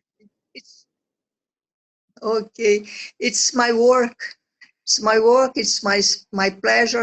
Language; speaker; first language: English; non-native, learner; Portuguese